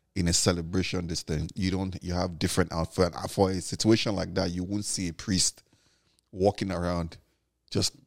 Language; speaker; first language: English; non-native, local second language; Igbo